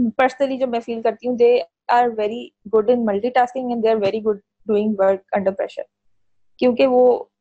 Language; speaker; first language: Urdu; native; Urdu